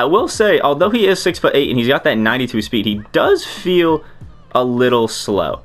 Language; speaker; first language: English; native; English